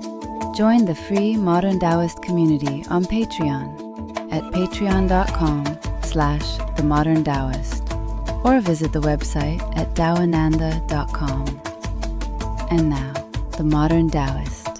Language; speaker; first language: English; native; English